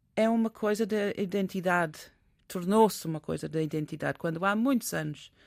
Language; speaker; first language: Portuguese; non-native, fluent; English